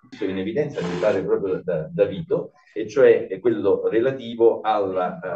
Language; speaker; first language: Italian; native; Italian